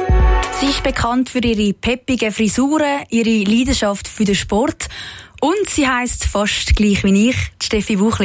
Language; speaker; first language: German; native; German